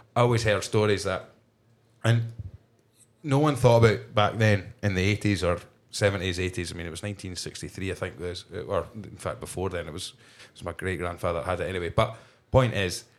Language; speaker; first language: English; native; English